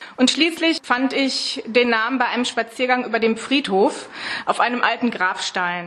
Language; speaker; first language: German; native; German